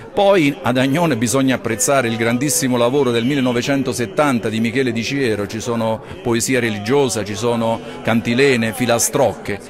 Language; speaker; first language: Italian; native; Italian